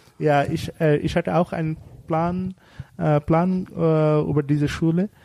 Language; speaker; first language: German; non-native, learner; Bangla